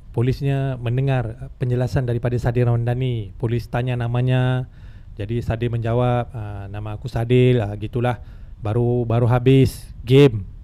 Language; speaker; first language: Malay; native; Malay